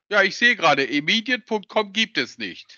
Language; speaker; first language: German; native; German